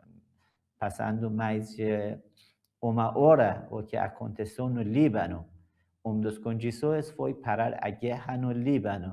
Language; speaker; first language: Portuguese; non-native, learner; Persian